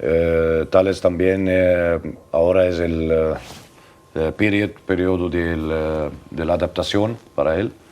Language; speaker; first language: Spanish; non-native, learner; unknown